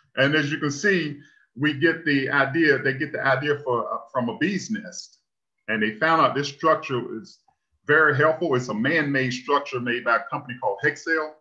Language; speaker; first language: English; native; English